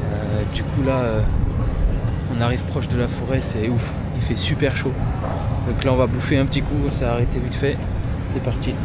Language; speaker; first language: French; native; French